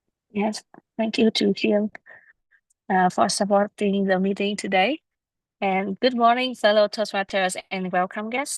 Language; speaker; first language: English; non-native, learner; Vietnamese